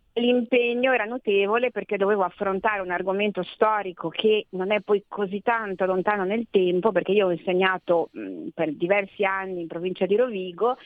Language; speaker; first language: Italian; native; Italian